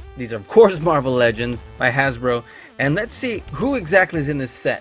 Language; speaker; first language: English; native; English